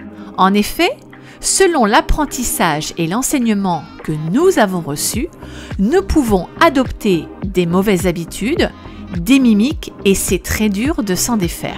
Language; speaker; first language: French; native; French